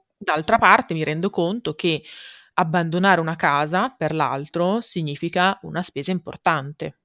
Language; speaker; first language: Italian; native; Italian